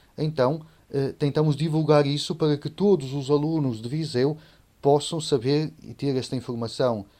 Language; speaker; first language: Portuguese; native; Portuguese